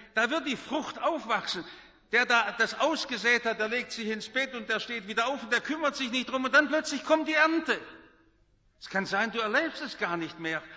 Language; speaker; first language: German; native; German